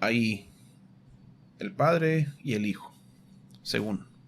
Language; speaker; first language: Spanish; native; Spanish